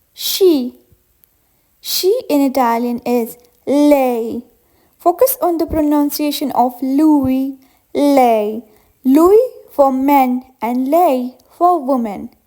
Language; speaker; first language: English; non-native, fluent; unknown